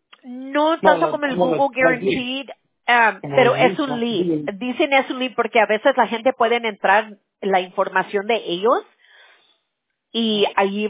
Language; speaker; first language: Spanish; early bilingual, heritage; Spanish